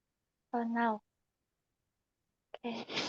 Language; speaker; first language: English; non-native, learner; Indonesian